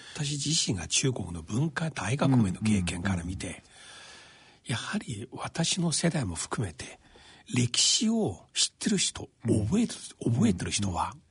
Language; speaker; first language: Japanese; non-native, fluent; Chinese